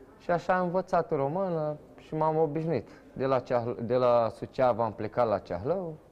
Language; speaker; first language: Romanian; non-native, fluent; Portuguese